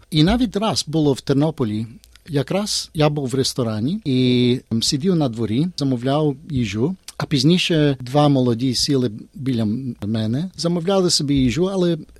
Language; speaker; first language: Ukrainian; early bilingual, heritage; Ukrainian